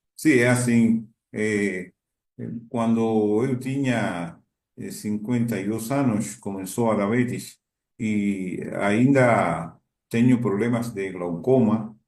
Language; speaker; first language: Portuguese; non-native, learner; Spanish